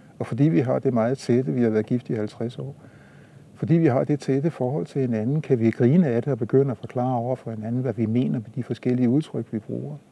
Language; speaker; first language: Danish; native; Danish